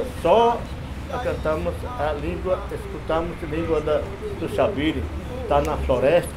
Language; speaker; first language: Portuguese; non-native, local second language; Yanomámi